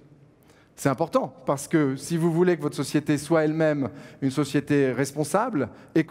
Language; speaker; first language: French; native; French